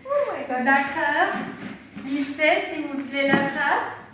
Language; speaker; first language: French; non-native, fluent; Spanish